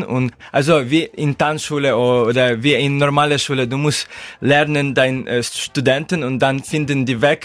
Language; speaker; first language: German; non-native, learner; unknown